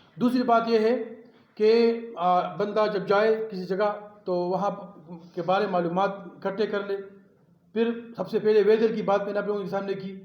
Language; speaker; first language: Urdu; non-native, local second language; Pashto